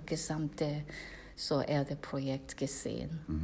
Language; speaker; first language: German; non-native, fluent; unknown